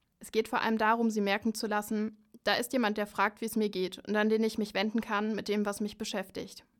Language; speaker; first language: German; native; German